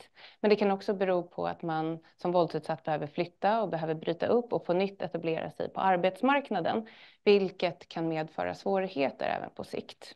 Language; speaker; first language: Swedish; native; Swedish